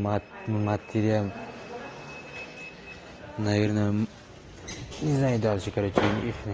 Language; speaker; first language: Russian; non-native, learner; Tajik